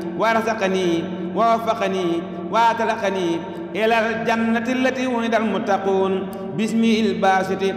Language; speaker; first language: Arabic; non-native, fluent; Wolof